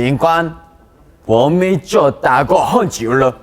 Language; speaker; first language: Chinese; non-native, learner; Korean